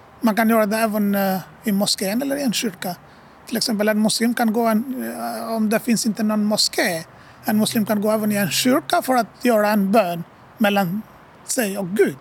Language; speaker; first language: Swedish; non-native, fluent; Arabic